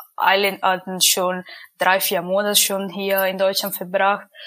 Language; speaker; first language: German; non-native, learner; Italian